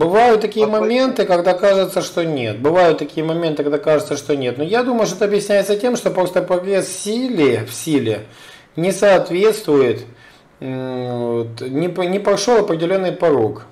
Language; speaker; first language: Russian; native; Russian